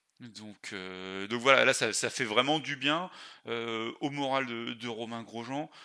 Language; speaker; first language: French; native; French